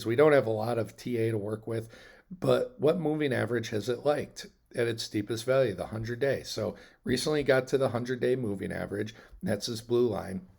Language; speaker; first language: English; native; English